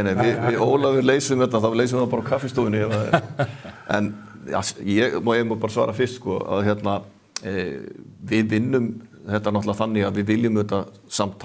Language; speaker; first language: Icelandic; native; Icelandic